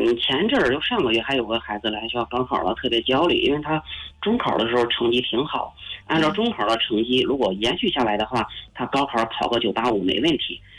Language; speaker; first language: Chinese; native; Chinese